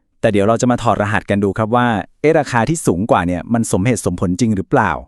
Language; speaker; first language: Thai; native; Thai